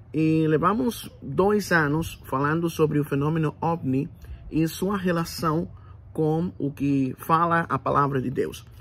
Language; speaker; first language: Portuguese; non-native, fluent; Spanish